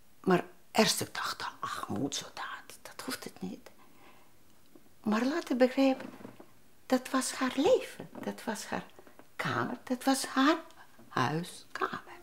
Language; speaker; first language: Dutch; non-native, fluent; Russian